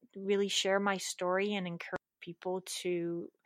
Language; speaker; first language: English; non-native, fluent; German